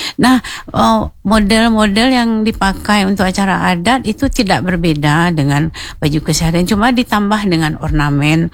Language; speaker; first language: Indonesian; non-native, local second language; Minangkabau